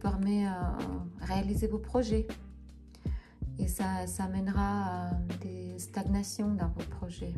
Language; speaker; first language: French; non-native, fluent; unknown